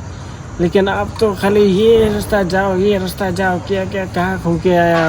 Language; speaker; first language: Hindi; non-native, local second language; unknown